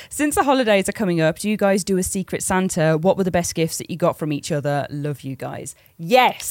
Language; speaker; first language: English; native; English